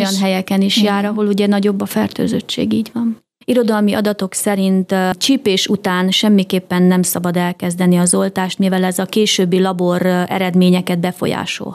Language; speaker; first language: Hungarian; native; Hungarian